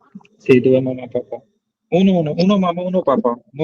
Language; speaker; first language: Italian; non-native, learner; Urdu